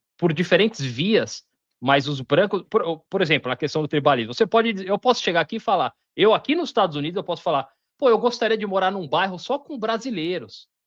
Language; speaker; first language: Portuguese; native; Portuguese